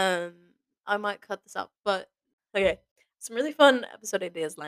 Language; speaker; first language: English; native; English